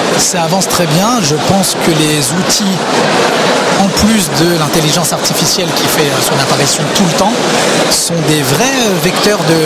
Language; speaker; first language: French; native; French